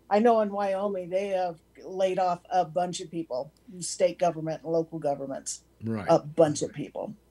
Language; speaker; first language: English; native; English